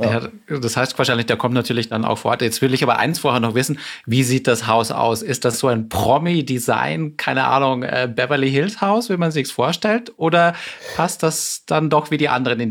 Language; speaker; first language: German; native; German